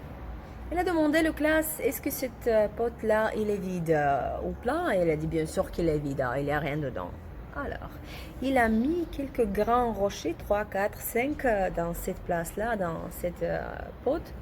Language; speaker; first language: French; non-native, learner; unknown